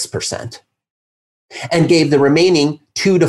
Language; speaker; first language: English; native; English